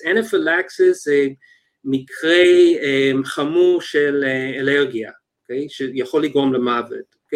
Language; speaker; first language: Hebrew; non-native, fluent; English